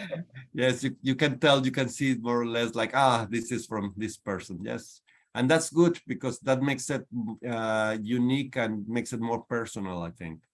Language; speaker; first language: English; non-native, fluent; Spanish